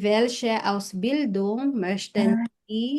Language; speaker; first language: German; non-native, fluent; Filipino